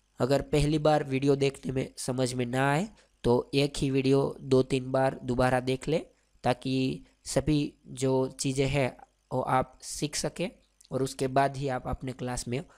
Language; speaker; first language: Hindi; non-native, local second language; Gujarati